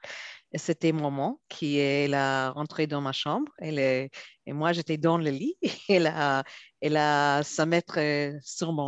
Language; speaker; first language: French; non-native, fluent; Hebrew